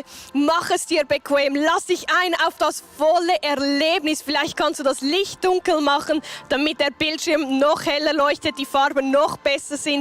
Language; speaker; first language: German; native; German